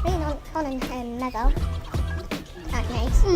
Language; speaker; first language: Welsh; non-native, local second language; English